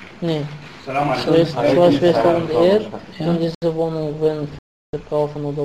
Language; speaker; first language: German; non-native, learner; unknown